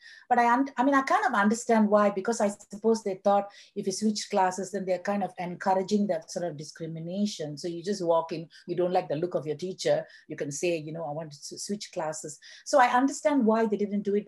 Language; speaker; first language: English; non-native, local second language; Tamil